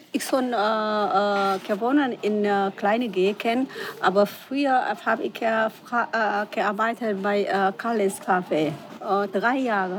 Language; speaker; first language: German; non-native, learner; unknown